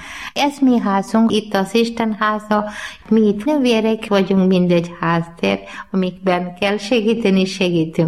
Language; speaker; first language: Hungarian; non-native, learner; Malayalam